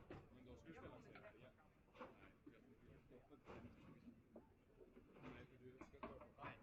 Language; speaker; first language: Swedish; native; Swedish